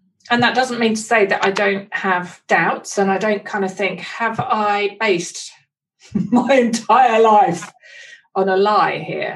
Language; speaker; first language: English; native; English